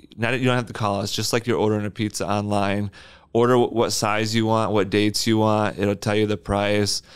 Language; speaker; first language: English; native; English